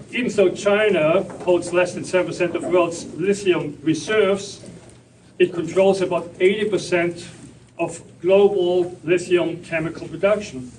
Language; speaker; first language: English; non-native, fluent; German